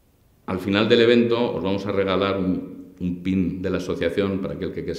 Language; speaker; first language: Spanish; native; Spanish